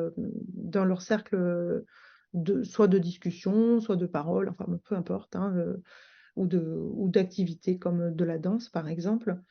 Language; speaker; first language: French; native; French